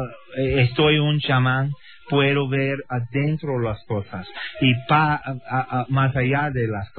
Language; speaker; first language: Spanish; non-native, learner; English